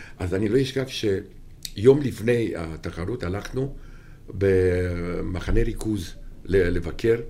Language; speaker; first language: Hebrew; non-native, fluent; Romanian